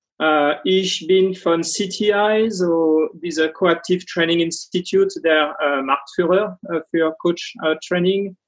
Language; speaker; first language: German; non-native, fluent; French